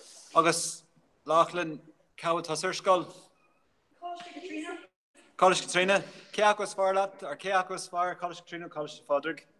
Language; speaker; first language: Irish; non-native, local second language; English